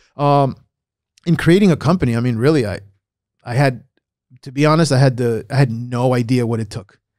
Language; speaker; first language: English; early bilingual, other home language; Spanish